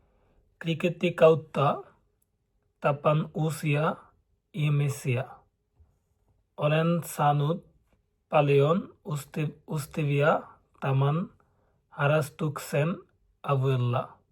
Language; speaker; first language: Finnish; non-native, learner; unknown